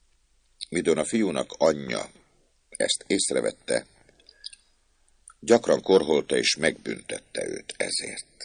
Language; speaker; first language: Hungarian; native; Hungarian